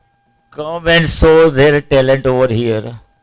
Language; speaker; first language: English; non-native, local second language; Gujarati